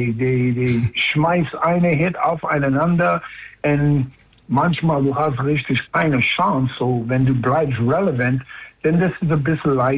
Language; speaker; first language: German; non-native, fluent; English